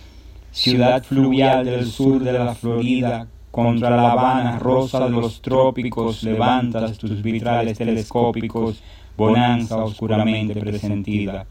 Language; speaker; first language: Spanish; native; Spanish